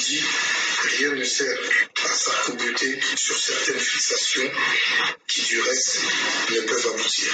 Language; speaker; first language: French; non-native, local second language; Lingala